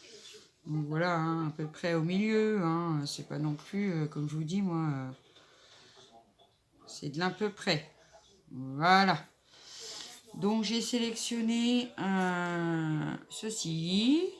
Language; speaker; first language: French; native; French